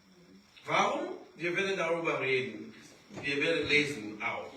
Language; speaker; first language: German; non-native, learner; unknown